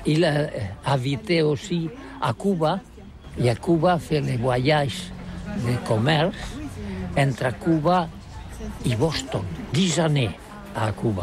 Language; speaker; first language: French; non-native, learner; Catalan